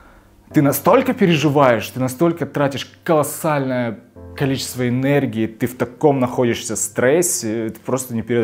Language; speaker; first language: Russian; native; Russian